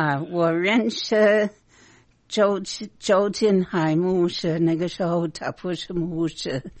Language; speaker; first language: Chinese; non-native, fluent; English